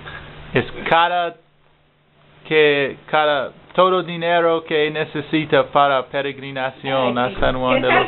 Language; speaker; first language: Spanish; non-native, learner; English